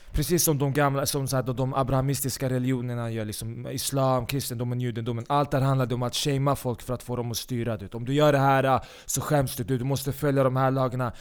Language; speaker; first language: Swedish; early bilingual, other home language; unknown